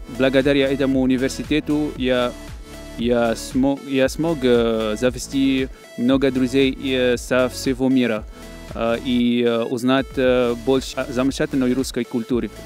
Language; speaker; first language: Russian; non-native, learner; Chinese